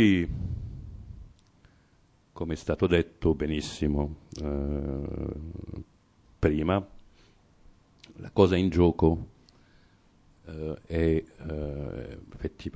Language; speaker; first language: Italian; non-native, fluent; Arabic